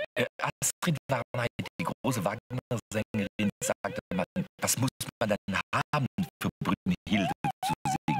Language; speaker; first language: German; non-native, fluent; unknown